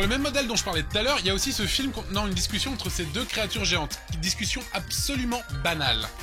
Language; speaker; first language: French; native; French